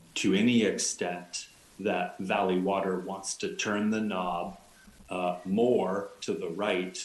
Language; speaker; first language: English; native; English